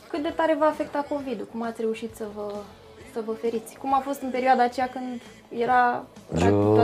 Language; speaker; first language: Romanian; native; Romanian